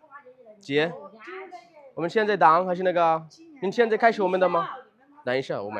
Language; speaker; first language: Chinese; non-native, learner; Bangla